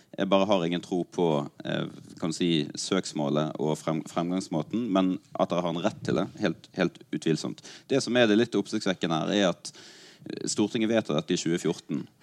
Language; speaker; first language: Norwegian; native; Norwegian